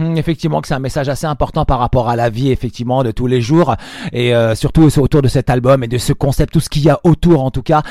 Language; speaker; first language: French; native; French